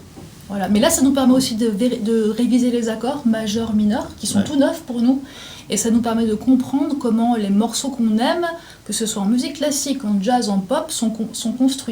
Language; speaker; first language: French; native; French